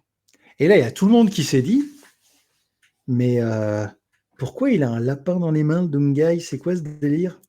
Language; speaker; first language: French; native; French